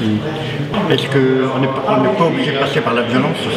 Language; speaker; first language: French; native; French